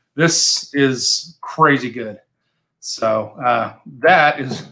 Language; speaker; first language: English; native; English